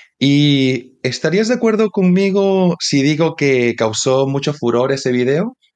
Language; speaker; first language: Spanish; native; Spanish